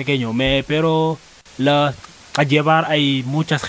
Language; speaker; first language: Spanish; non-native, learner; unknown